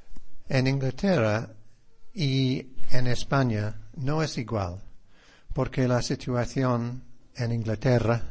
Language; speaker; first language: Spanish; non-native, fluent; English